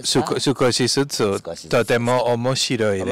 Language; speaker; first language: Japanese; non-native, learner; Spanish